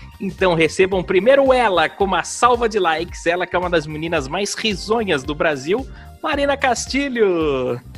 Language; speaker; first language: Portuguese; native; Portuguese